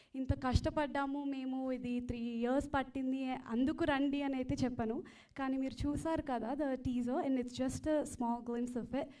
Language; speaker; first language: Telugu; early bilingual, heritage; Telugu